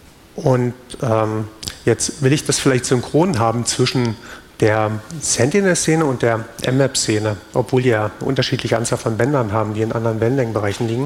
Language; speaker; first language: German; native; German